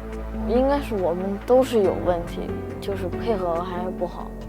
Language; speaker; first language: Chinese; native; Chinese